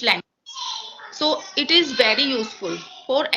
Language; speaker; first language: English; non-native, learner; Hindi